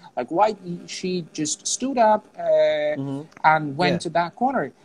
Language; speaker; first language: English; non-native, fluent; Azerbaijani